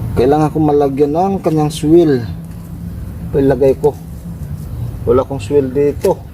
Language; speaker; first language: Filipino; native; Filipino